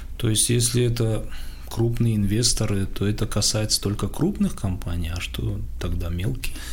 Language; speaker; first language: Russian; non-native, local second language; Tajik